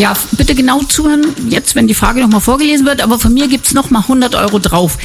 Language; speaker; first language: German; native; German